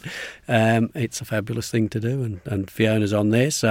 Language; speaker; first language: English; native; English